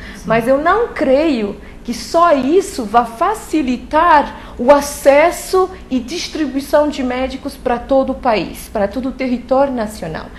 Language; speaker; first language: Portuguese; non-native, local second language; Kabuverdianu